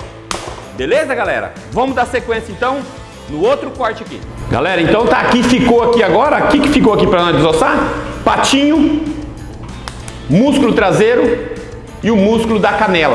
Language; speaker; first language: Portuguese; native; Portuguese